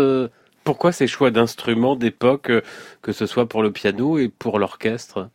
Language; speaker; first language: French; native; French